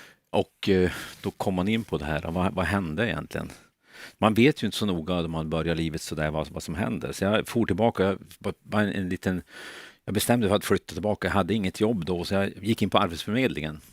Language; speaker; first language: Swedish; native; Swedish